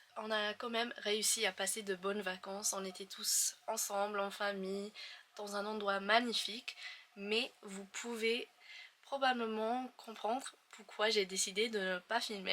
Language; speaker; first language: French; non-native, fluent; English